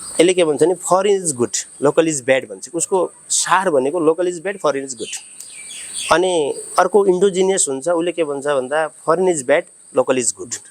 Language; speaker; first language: Nepali; native; Nepali